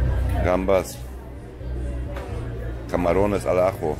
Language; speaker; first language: Spanish; non-native, learner; German